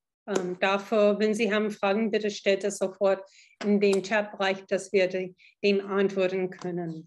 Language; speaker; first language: German; non-native, fluent; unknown